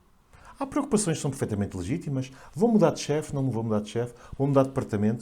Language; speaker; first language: Portuguese; native; Portuguese